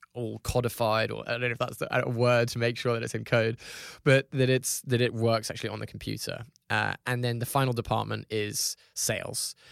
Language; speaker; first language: English; native; English